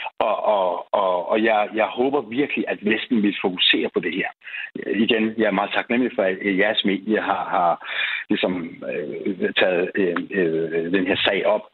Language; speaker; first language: Danish; early bilingual, other home language; Persian